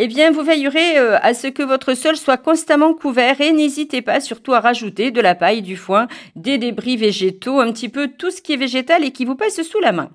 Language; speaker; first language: French; native; French